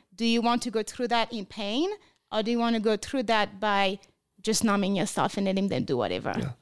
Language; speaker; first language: English; non-native, fluent; French